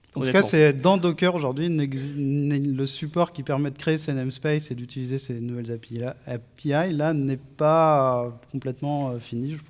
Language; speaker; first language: French; native; French